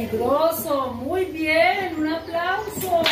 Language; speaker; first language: Spanish; native; Spanish